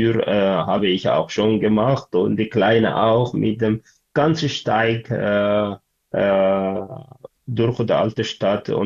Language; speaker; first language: German; non-native, learner; Tigrinya